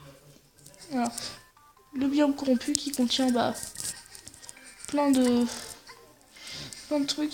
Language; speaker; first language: French; native; French